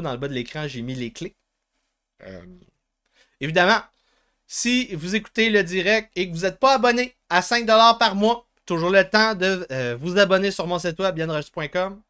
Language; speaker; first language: French; native; French